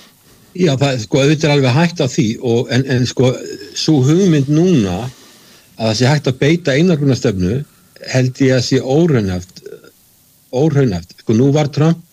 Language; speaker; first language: Icelandic; native; Icelandic